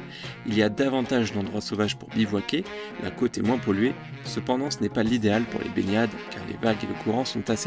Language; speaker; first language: French; native; French